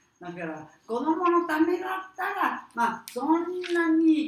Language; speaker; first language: Japanese; non-native, learner; Spanish